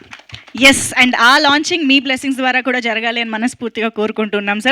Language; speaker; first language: Telugu; native; Telugu